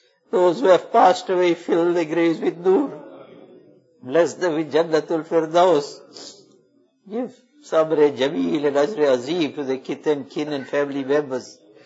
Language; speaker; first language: English; native; English